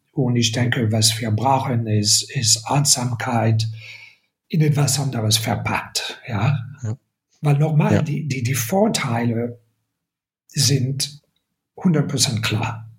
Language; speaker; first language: German; non-native, fluent; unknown